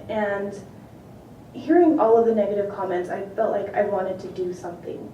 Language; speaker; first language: English; native; English